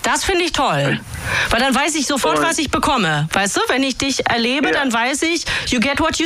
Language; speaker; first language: German; native; German